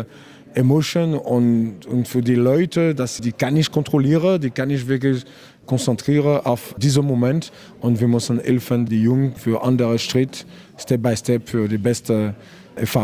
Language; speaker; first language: German; non-native, learner; French